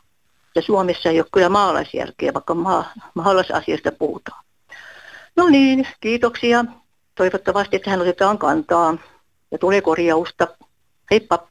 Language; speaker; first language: Finnish; native; Finnish